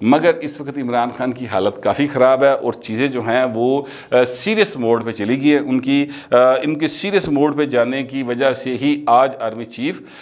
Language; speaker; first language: Urdu; non-native, local second language; Punjabi